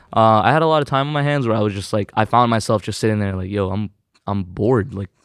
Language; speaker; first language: English; early bilingual, other home language; Filipino